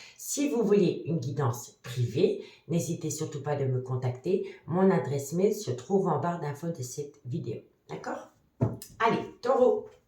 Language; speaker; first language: French; native; French